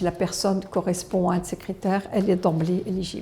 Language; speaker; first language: French; native; French